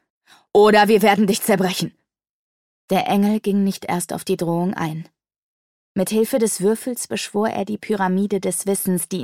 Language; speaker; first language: German; native; German